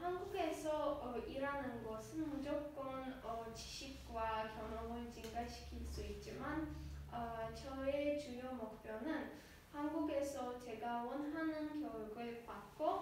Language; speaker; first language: Korean; non-native, learner; Azerbaijani